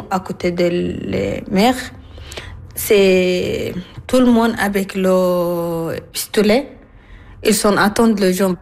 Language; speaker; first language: French; non-native, learner; Arabic